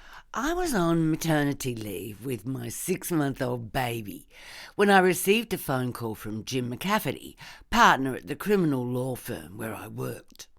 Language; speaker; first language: English; native; English